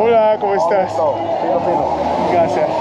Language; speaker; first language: Spanish; non-native, learner; English